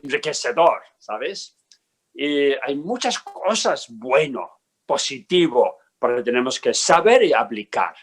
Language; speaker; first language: Spanish; non-native, learner; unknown